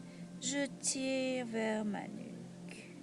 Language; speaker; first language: French; native; French